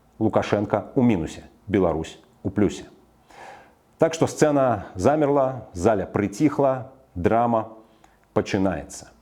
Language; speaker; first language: Belarusian; native; Belarusian